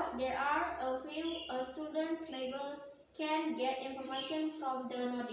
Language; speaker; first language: English; non-native, learner; Indonesian